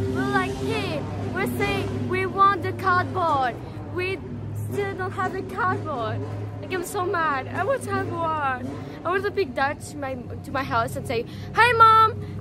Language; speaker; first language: English; non-native, fluent; French